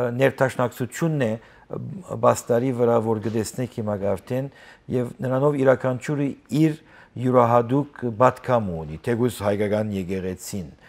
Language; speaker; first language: Armenian; native; Armenian